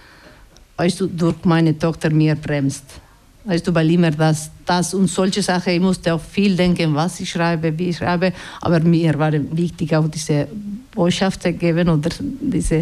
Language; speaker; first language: German; non-native, learner; Basque